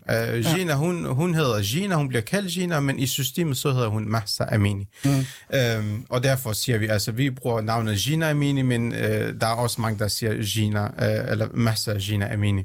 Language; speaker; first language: Danish; early bilingual, other home language; Central Kurdish